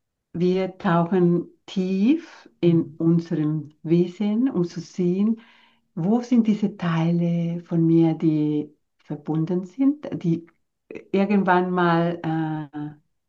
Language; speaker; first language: German; non-native, fluent; Spanish